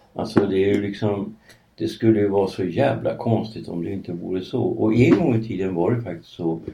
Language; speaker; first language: Swedish; native; Swedish